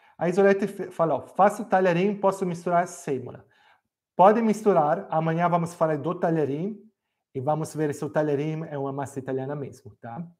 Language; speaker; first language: Portuguese; non-native, fluent; Italian